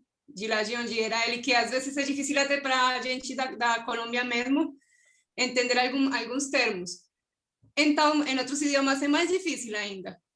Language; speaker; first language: Portuguese; non-native, fluent; Spanish